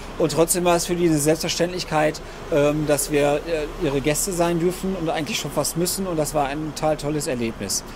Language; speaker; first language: German; native; German